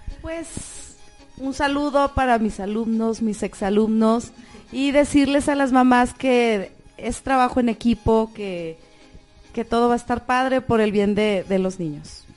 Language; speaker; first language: Spanish; native; Spanish